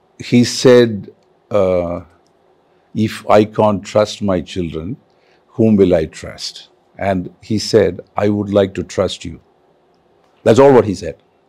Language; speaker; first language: English; non-native, local second language; Malayalam